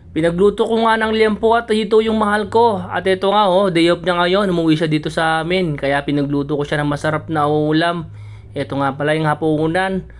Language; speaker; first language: Filipino; non-native, local second language; Pampanga